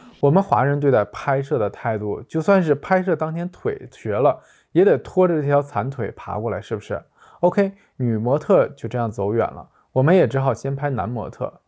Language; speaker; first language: Chinese; native; Chinese